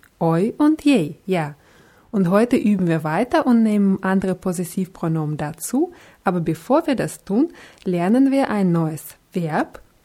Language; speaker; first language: German; non-native, fluent; Russian